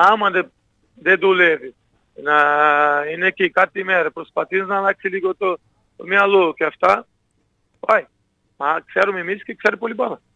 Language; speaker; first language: Greek; non-native, learner; Portuguese